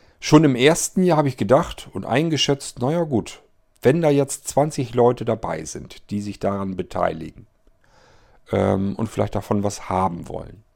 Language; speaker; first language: German; native; German